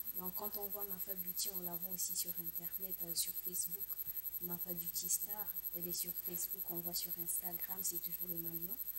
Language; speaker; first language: French; non-native, local second language; Lingala